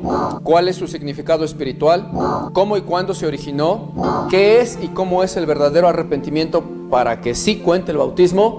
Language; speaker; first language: Spanish; native; Spanish